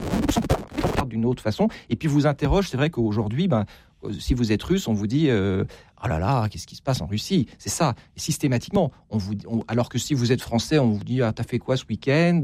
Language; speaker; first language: French; native; French